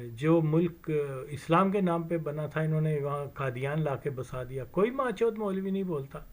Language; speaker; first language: Urdu; non-native, local second language; Punjabi